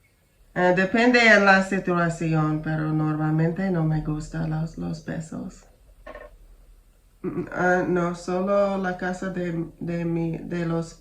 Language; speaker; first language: Spanish; non-native, learner; English